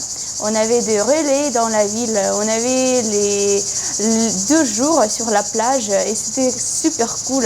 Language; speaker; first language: French; non-native, fluent; Ukrainian